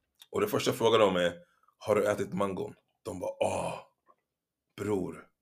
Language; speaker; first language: Swedish; native; Swedish